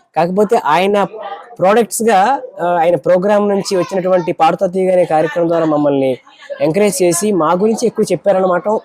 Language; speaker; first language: Telugu; native; Telugu